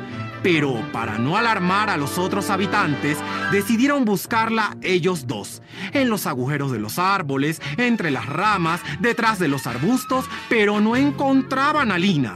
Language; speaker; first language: Spanish; native; Spanish